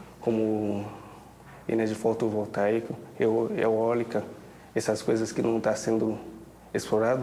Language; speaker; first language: Portuguese; non-native, fluent; Haitian Creole